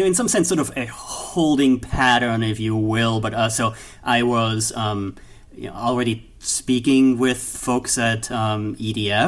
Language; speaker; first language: English; non-native, fluent; German